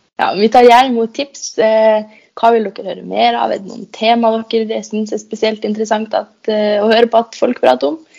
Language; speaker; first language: Norwegian; native; Norwegian